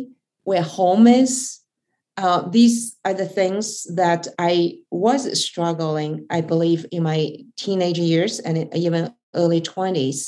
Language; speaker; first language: English; non-native, fluent; Chinese